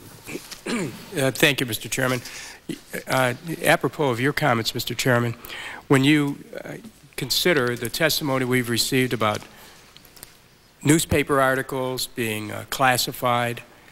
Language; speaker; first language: English; native; English